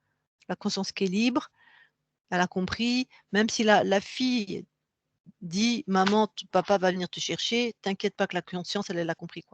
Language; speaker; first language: French; native; French